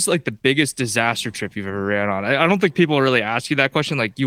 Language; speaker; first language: English; native; English